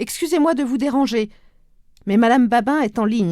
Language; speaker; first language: French; native; French